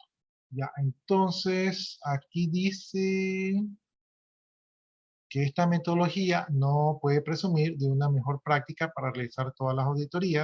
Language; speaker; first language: Spanish; native; Spanish